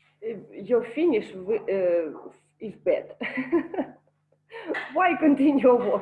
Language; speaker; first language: English; non-native, learner; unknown